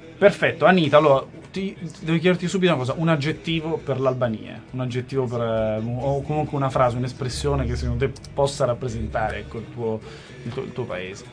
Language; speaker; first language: Italian; native; Italian